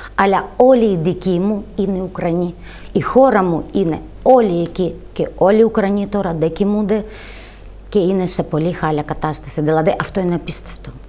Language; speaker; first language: Greek; non-native, fluent; Ukrainian